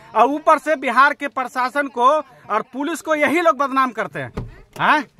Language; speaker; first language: Hindi; native; Hindi